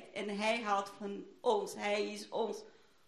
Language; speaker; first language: Dutch; non-native, fluent; Portuguese